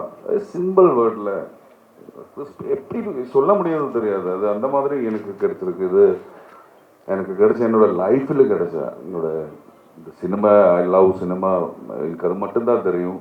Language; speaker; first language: Tamil; non-native, learner; Malayalam